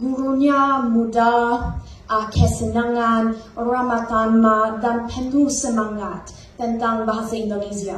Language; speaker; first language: Indonesian; non-native, learner; English